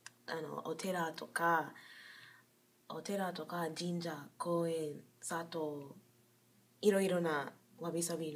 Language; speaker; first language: Japanese; non-native, learner; English